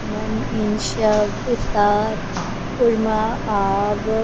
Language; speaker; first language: Persian; non-native, learner; Urdu